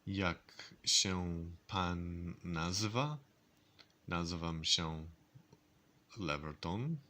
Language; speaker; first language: Polish; non-native, learner; English